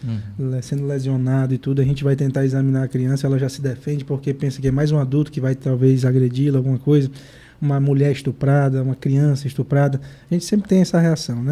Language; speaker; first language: Portuguese; native; Portuguese